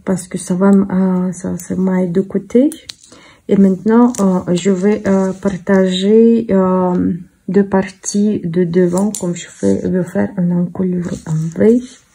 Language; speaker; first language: French; non-native, fluent; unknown